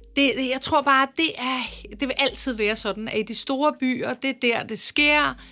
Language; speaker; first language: Danish; native; Danish